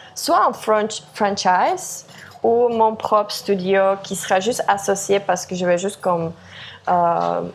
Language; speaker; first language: French; non-native, fluent; Czech